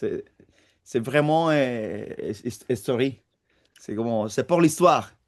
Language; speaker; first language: French; non-native, fluent; Spanish